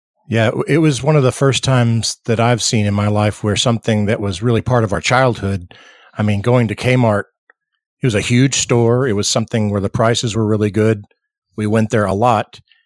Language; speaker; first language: English; native; English